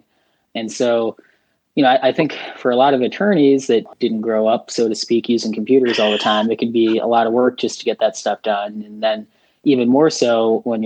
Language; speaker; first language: English; native; English